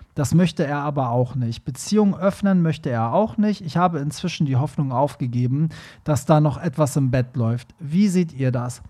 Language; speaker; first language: German; early bilingual, other home language; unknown